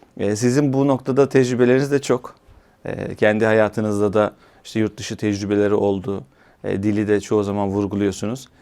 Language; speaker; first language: Turkish; native; Turkish